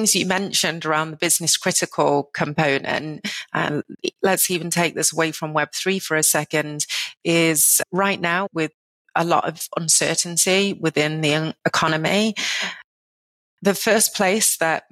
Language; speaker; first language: English; native; English